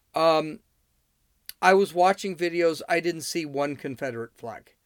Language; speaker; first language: English; native; English